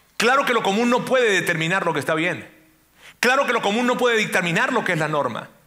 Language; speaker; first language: Spanish; native; Spanish